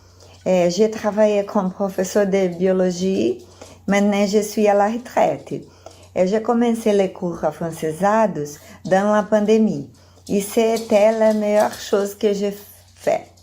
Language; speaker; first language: French; non-native, learner; Portuguese